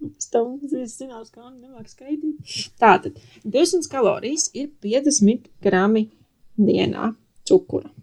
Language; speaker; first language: Latvian; non-native, local second language; Russian